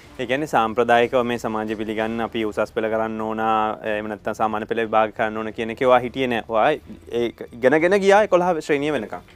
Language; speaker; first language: Sinhala; native; Sinhala